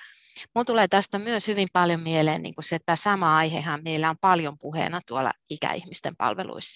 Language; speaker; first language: Finnish; native; Finnish